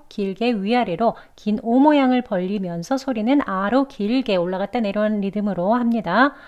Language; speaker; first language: Korean; native; Korean